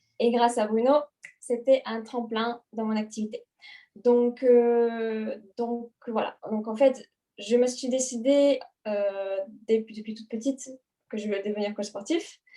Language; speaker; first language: French; non-native, fluent; Hungarian